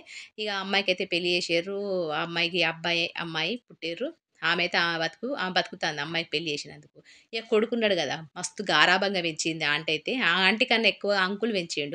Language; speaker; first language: Telugu; native; Telugu